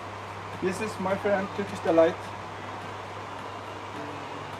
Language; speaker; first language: English; non-native, learner; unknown